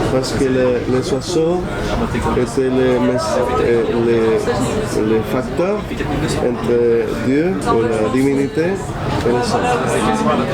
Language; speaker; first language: French; non-native, fluent; Spanish